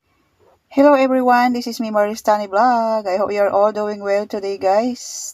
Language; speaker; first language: English; non-native, local second language; Filipino